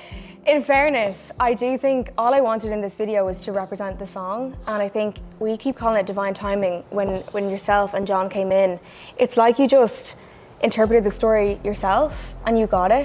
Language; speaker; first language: English; native; English